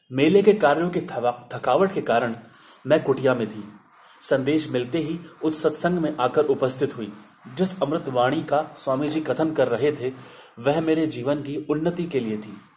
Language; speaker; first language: Hindi; non-native, local second language; Sindhi